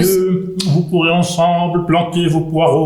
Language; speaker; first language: French; native; French